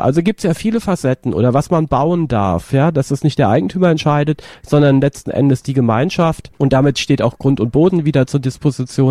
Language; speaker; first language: German; native; German